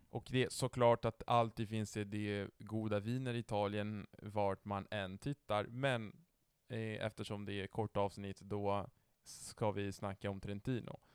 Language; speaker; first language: Swedish; non-native, fluent; Italian